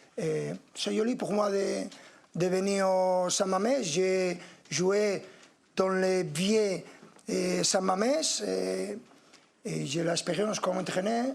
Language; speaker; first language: French; non-native, fluent; Spanish